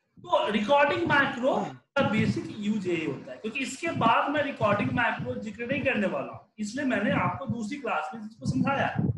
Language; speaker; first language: Hindi; native; Hindi